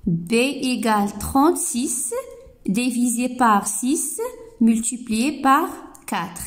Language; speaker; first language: French; non-native, local second language; Arabic